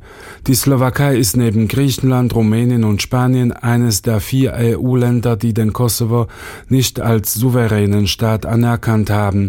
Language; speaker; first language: German; native; German